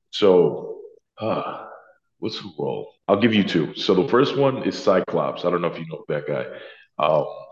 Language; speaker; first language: English; early bilingual, other home language; Spanish